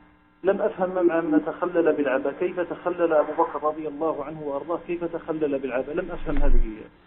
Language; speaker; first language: Arabic; native; Arabic